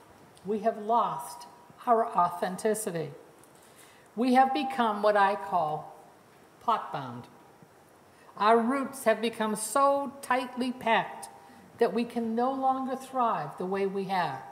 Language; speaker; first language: English; native; English